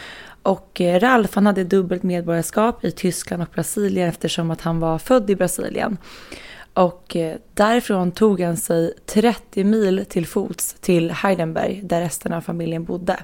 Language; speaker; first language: Swedish; native; Swedish